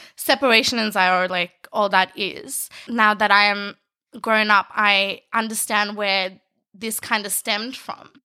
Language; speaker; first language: English; early bilingual, other home language; Bangla